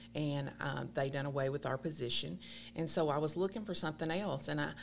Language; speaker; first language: English; native; English